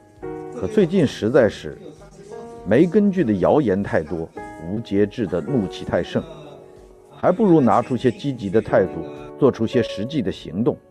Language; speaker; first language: Chinese; native; Chinese